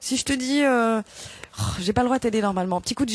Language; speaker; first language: French; native; French